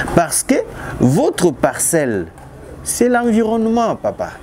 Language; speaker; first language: French; non-native, local second language; Lingala